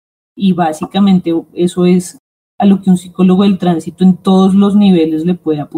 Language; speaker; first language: Spanish; native; Spanish